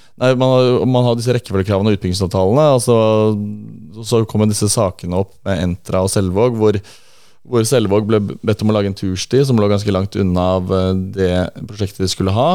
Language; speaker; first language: Norwegian; native; Norwegian